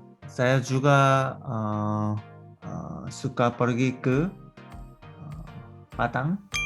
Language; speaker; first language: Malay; non-native, learner; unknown